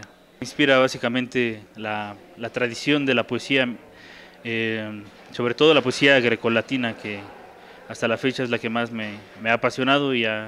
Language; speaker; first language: Spanish; native; Spanish